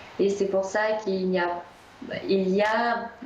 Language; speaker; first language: French; early bilingual, other home language; Korean